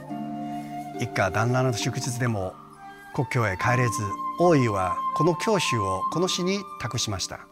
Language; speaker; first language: Japanese; non-native, fluent; Chinese